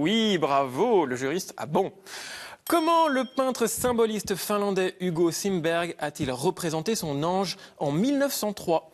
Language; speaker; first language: French; native; French